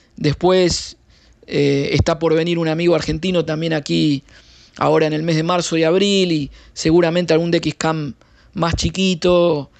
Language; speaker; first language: Spanish; native; Spanish